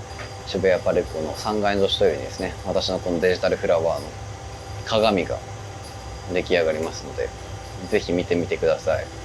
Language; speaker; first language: Japanese; native; Japanese